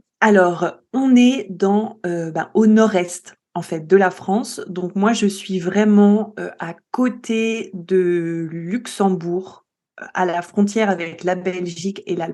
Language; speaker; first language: French; native; French